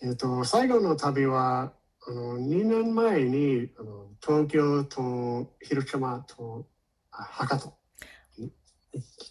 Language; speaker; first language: Japanese; non-native, learner; English